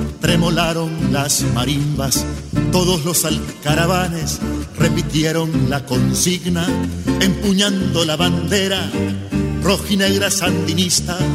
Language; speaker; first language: Spanish; native; Spanish